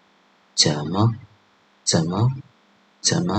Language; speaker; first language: Chinese; non-native, fluent; Khmer